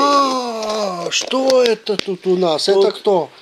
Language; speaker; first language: Russian; early bilingual, heritage; Russian